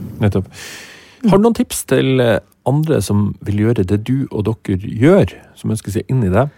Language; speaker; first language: Norwegian; native; Norwegian